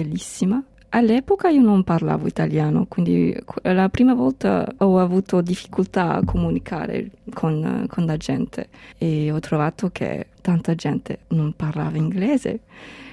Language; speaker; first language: Italian; non-native, fluent; English